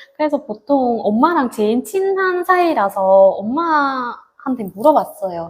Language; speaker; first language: Korean; non-native, fluent; Vietnamese